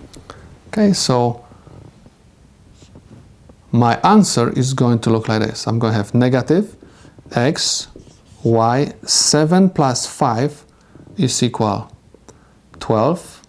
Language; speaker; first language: English; non-native, fluent; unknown